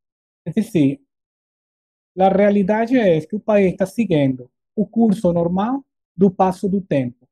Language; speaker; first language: Portuguese; non-native, fluent; Spanish